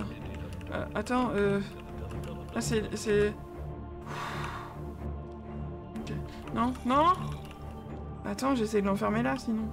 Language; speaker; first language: French; native; French